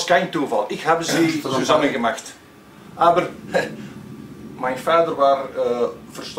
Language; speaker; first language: German; non-native, learner; Dutch